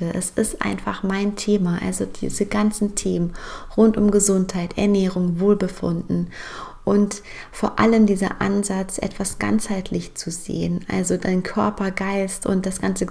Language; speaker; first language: German; native; German